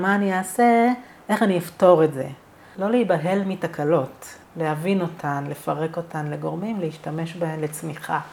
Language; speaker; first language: Hebrew; native; Hebrew